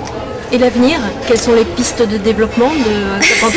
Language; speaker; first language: French; native; French